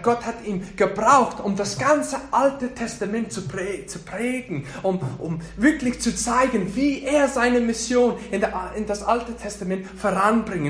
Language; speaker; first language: German; non-native, fluent; English